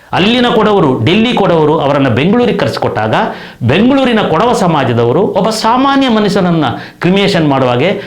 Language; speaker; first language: Kannada; non-native, local second language; Kodava